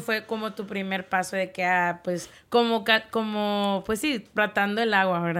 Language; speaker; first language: Spanish; early bilingual, heritage; Spanish